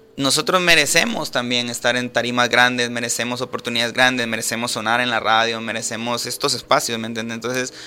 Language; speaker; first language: Spanish; native; Spanish